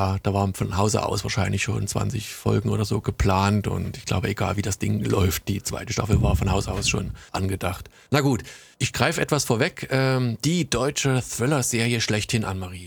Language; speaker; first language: German; native; German